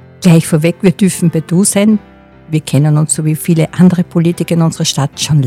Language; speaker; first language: German; native; German